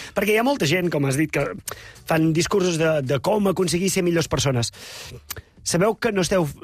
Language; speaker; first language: Catalan; native; Catalan